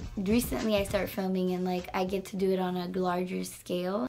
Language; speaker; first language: English; early bilingual, other home language; Spanish